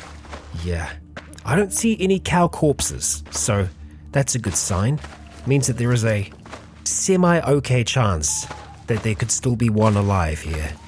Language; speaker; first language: English; native; English